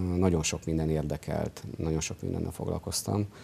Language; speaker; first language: Hungarian; native; Hungarian